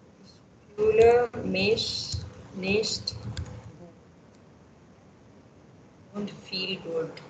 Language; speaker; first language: German; non-native, fluent; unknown